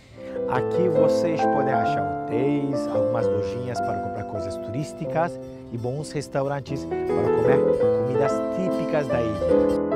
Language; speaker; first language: Portuguese; non-native, fluent; Turkish